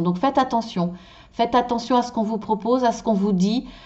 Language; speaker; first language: French; native; French